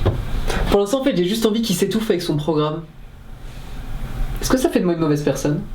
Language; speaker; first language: French; native; French